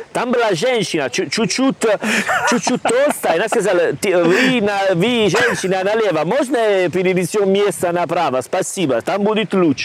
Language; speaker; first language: Russian; non-native, learner; Italian